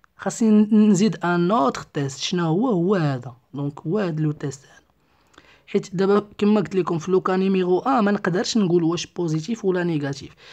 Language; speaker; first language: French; non-native, local second language; Arabic